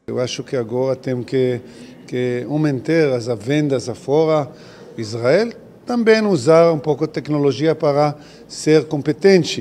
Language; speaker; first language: Portuguese; non-native, fluent; Hebrew